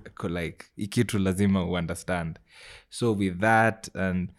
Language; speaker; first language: English; non-native, local second language; Gusii